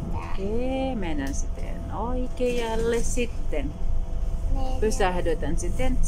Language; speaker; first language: Finnish; non-native, learner; Filipino